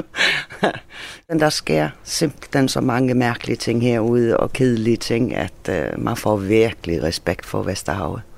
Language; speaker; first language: Danish; non-native, local second language; Faroese